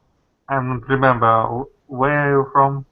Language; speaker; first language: English; non-native, learner; Russian